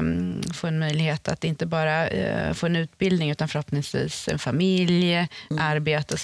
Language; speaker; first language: Swedish; native; Swedish